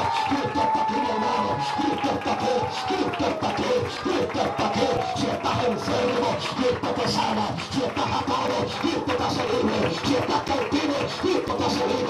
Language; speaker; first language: Spanish; native; Spanish